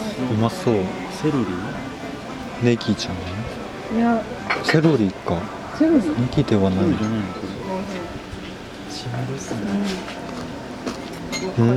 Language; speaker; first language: Japanese; non-native, fluent; Korean